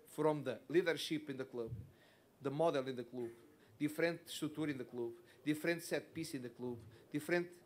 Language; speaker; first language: English; non-native, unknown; Portuguese